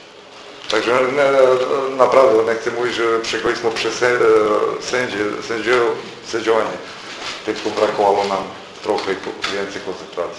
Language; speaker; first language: Polish; non-native, fluent; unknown